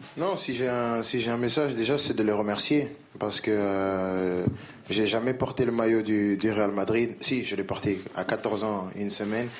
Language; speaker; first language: French; native; French